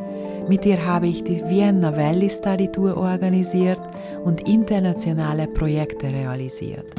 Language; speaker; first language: German; non-native, fluent; Hungarian